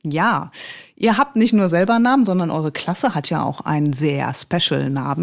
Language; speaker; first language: German; native; German